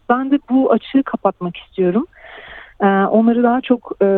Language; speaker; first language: Turkish; native; Turkish